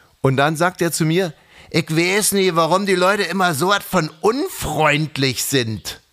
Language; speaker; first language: German; native; German